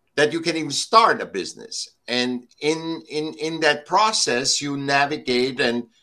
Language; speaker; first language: English; non-native, fluent; German